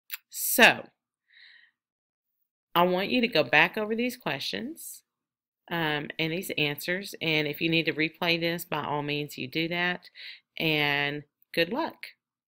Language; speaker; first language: English; native; English